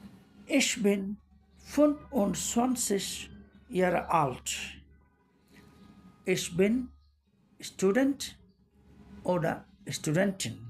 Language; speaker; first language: German; non-native, learner; Bangla